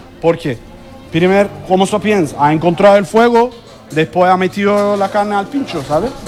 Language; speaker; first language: Spanish; non-native, learner; Turkish